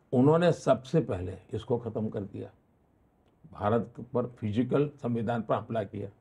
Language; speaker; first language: Hindi; non-native, local second language; Gujarati